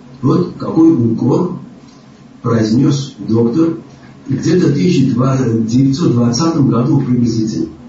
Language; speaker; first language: Russian; non-native, local second language; Georgian